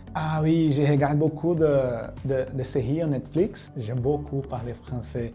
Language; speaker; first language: French; non-native, learner; Portuguese